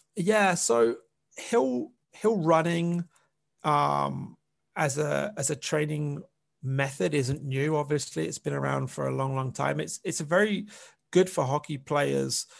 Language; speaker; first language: English; native; English